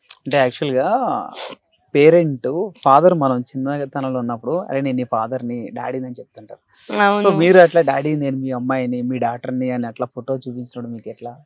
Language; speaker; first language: Telugu; native; Telugu